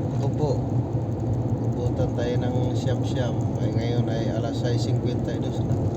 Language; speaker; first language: Filipino; non-native, local second language; Cebuano